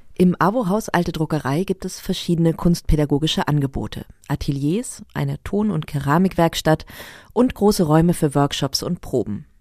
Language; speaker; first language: German; native; German